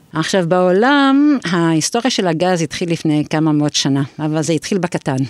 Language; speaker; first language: Hebrew; non-native, fluent; English